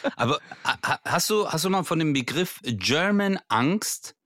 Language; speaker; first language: German; native; German